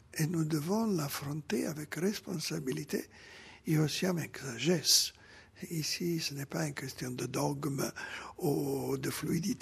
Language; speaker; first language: French; non-native, fluent; Italian